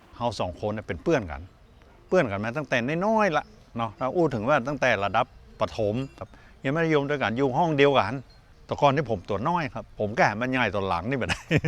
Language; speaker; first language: Thai; native; Thai